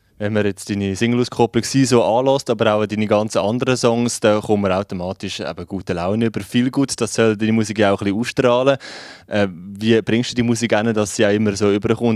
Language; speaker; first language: German; native; German